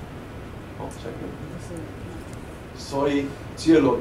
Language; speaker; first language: Chinese; non-native, fluent; German